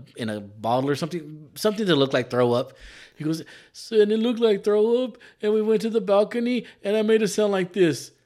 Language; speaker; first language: English; early bilingual, other home language; Spanish